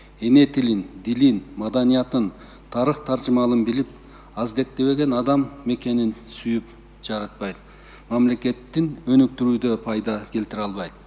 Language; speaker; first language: Kyrgyz; native; Kyrgyz